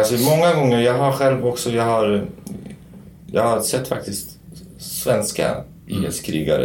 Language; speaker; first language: Swedish; non-native, fluent; Kurdish